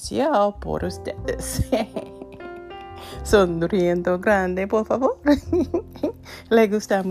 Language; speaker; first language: Spanish; non-native, learner; English